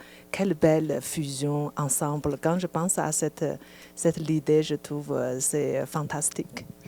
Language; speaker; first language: French; non-native, fluent; Chinese